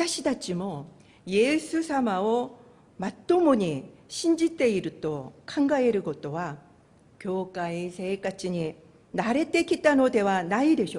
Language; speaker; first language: Japanese; non-native, fluent; Korean